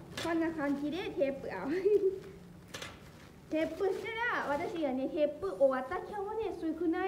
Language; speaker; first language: Japanese; non-native, learner; Lao